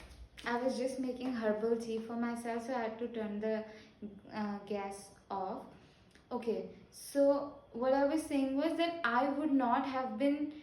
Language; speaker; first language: English; non-native, local second language; Hindi